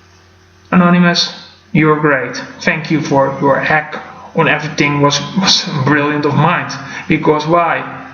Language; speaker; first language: English; non-native, fluent; Dutch